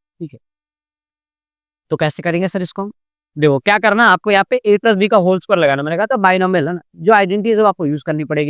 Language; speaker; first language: Hindi; non-native, local second language; Gujarati